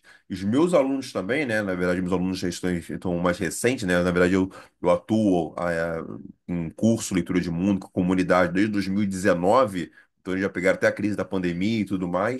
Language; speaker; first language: Portuguese; native; Portuguese